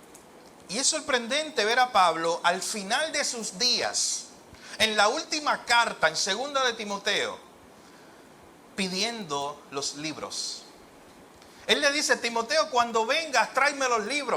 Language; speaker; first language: Spanish; native; Spanish